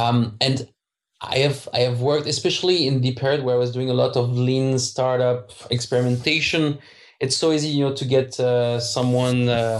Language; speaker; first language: English; non-native, fluent; French